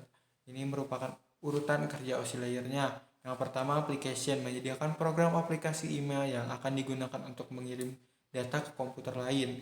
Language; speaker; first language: Indonesian; native; Indonesian